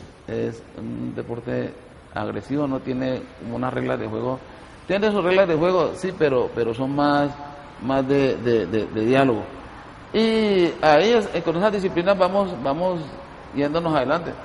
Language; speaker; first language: Spanish; native; Spanish